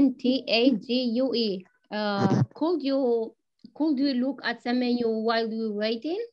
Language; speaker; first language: English; non-native, learner; Italian